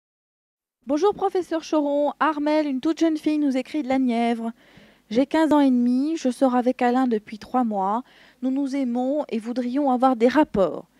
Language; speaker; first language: French; native; French